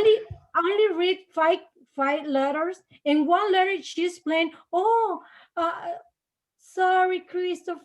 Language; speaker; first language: English; non-native, learner; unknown